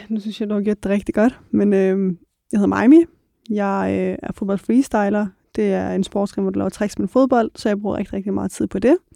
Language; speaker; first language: Danish; early bilingual, other home language; Persian